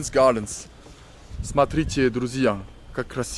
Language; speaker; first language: Russian; non-native, learner; French